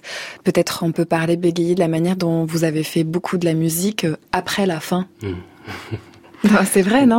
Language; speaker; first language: French; native; French